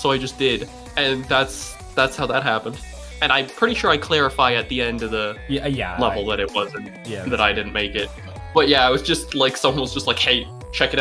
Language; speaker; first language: English; native; English